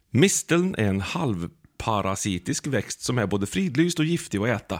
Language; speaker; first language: Swedish; native; Swedish